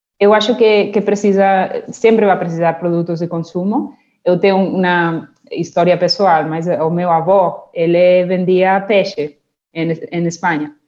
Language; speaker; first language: Portuguese; non-native, fluent; Spanish